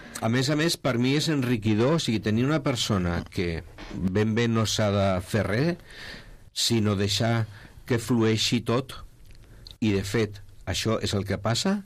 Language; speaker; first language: Catalan; non-native, local second language; Spanish